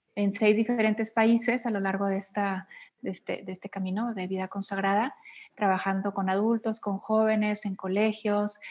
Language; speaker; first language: Spanish; native; Spanish